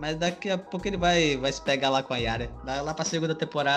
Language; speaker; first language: Portuguese; native; Portuguese